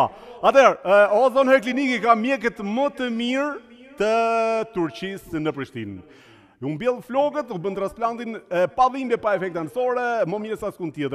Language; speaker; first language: Albanian; native; Albanian